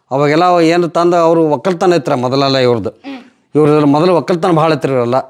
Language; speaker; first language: Kannada; native; Kannada